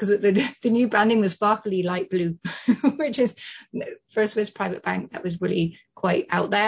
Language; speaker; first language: English; native; English